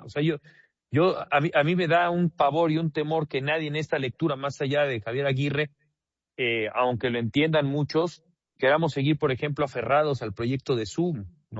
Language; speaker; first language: Spanish; native; Spanish